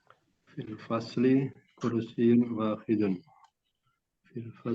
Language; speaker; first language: Arabic; non-native, learner; Indonesian